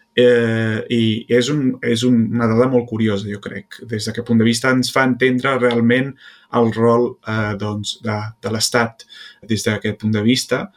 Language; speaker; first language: Catalan; non-native, fluent; Italian